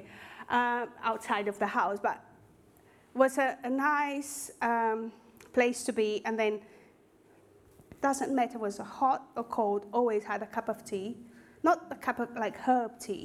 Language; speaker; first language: English; non-native, fluent; Portuguese